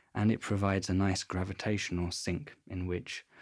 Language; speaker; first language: English; native; English